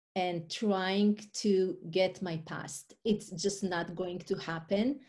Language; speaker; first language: English; non-native, fluent; Hebrew